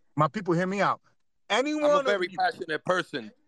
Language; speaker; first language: Spanish; early bilingual, heritage; Spanish